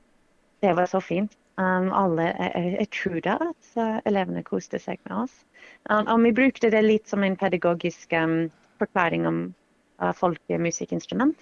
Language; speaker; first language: Norwegian; non-native, fluent; English